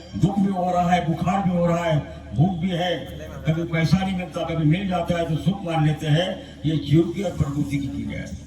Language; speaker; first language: Hindi; non-native, local second language; Marathi